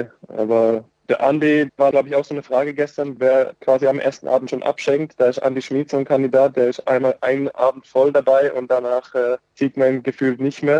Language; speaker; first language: German; native; German